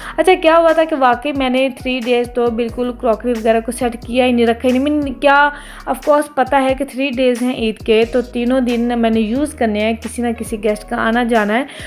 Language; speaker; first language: Urdu; non-native, local second language; Punjabi